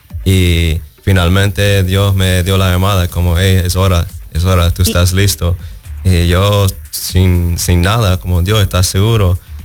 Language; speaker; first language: Spanish; early bilingual, heritage; Spanish